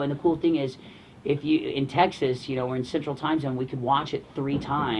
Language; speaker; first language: English; native; English